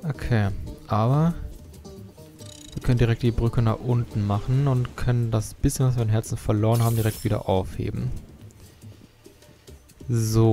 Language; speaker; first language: German; native; German